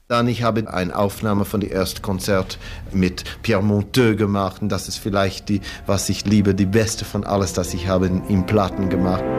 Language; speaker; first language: German; non-native, fluent; English